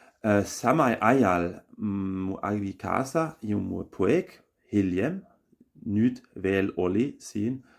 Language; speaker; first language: Estonian; non-native, learner; German